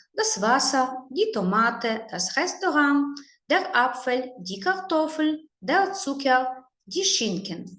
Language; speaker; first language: German; non-native, fluent; Ukrainian